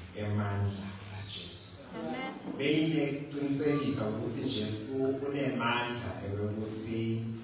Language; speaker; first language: Zulu; non-native, local second language; Swati